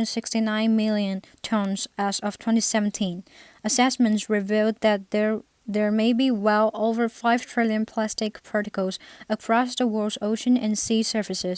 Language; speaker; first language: English; non-native, fluent; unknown